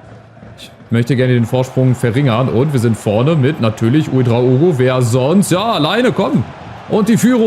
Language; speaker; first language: German; native; German